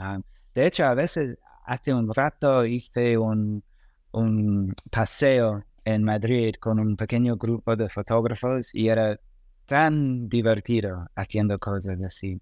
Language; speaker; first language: Spanish; non-native, fluent; English